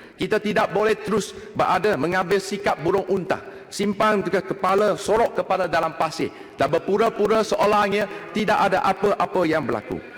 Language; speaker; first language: Malay; non-native, local second language; Chinese